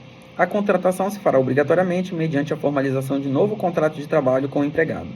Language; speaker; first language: Portuguese; native; Portuguese